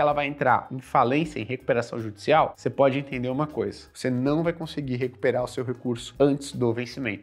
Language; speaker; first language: Portuguese; native; Portuguese